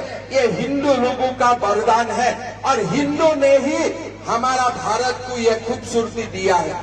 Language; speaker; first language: Hindi; non-native, local second language; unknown